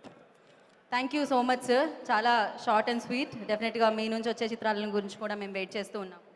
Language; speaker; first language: Telugu; native; Telugu